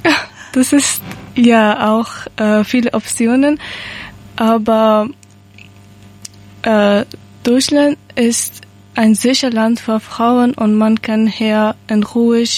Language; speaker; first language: German; non-native, learner; Persian